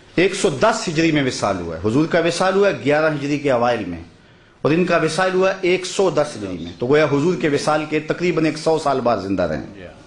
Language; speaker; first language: Urdu; non-native, local second language; Punjabi